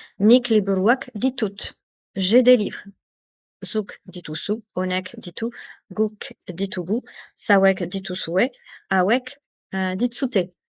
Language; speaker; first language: French; native; French